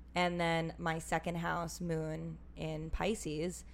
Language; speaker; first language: English; native; English